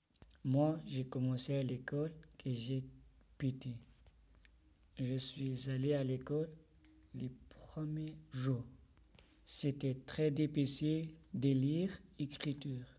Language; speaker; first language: French; non-native, learner; Pashto